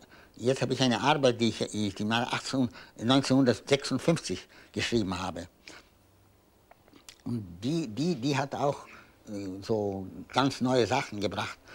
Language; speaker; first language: German; non-native, fluent; Polish